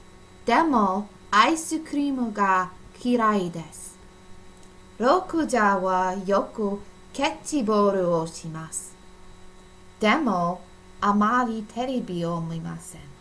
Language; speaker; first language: Japanese; non-native, learner; English